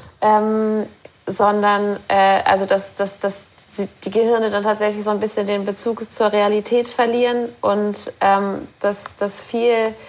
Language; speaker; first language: German; native; German